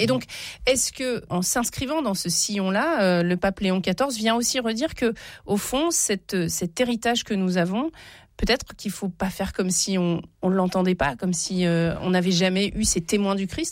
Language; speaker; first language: French; native; French